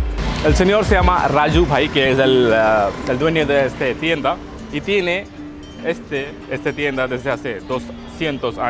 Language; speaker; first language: Spanish; non-native, fluent; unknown